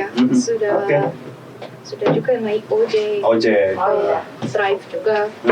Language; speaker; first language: Indonesian; non-native, learner; Malagasy